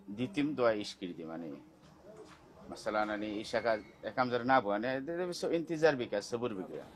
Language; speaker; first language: Central Kurdish; non-native, learner; Bangla